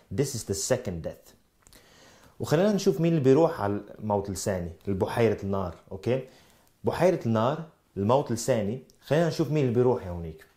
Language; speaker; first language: Arabic; early bilingual, heritage; Arabic